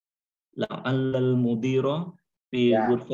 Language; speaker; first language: Arabic; non-native, learner; Indonesian